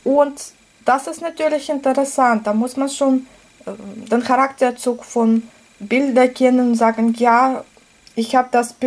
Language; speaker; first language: German; non-native, fluent; Russian